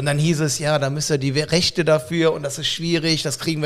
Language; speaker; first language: German; native; German